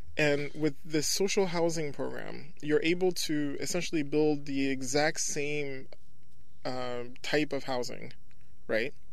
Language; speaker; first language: English; early bilingual, other home language; French